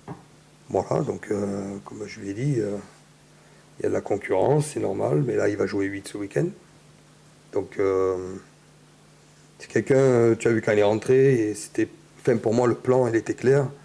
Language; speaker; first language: French; native; French